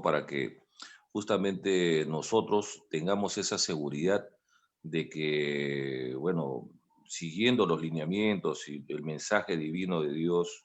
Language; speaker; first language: Spanish; native; Spanish